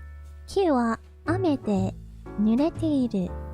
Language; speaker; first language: Japanese; non-native, learner; English